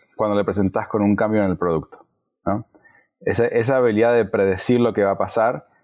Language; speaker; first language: Spanish; native; Spanish